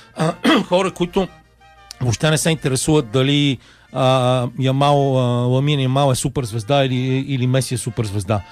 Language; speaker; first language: Bulgarian; native; Bulgarian